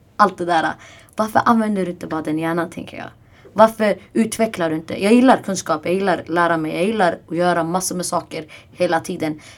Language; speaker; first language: Swedish; non-native, fluent; Arabic